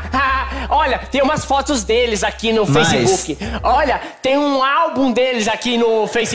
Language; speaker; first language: Portuguese; native; Portuguese